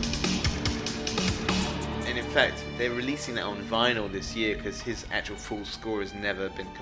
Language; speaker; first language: English; native; English